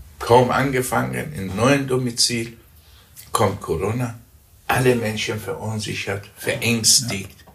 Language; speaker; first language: German; early bilingual, other home language; Persian